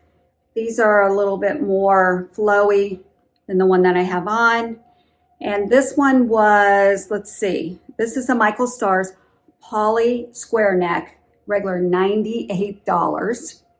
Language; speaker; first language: English; native; English